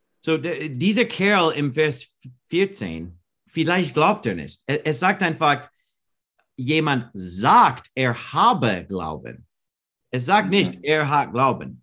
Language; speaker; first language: German; non-native, learner; English